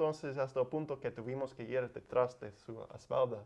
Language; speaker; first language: Spanish; non-native, learner; English